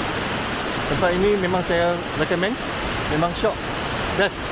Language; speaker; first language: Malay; non-native, local second language; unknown